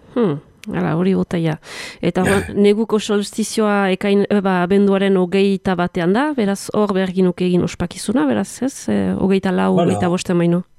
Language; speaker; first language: Basque; native; Basque